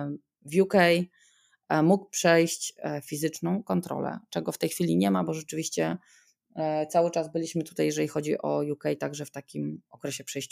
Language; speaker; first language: Polish; native; Polish